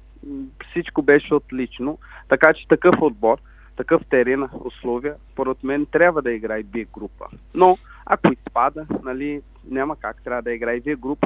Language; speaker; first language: Bulgarian; non-native, learner; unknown